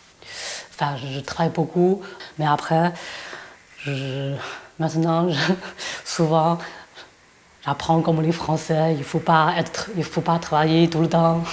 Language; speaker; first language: French; non-native, fluent; Chinese